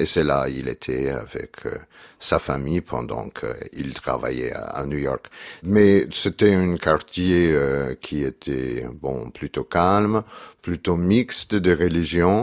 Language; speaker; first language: French; non-native, fluent; English